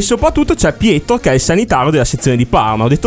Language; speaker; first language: Italian; native; Italian